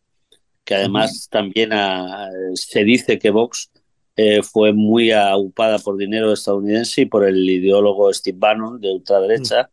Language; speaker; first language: Spanish; native; Spanish